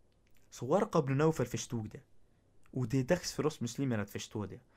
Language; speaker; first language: Swedish; early bilingual, other home language; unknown